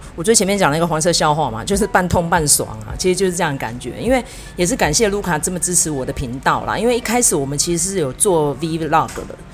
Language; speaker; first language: Chinese; native; Chinese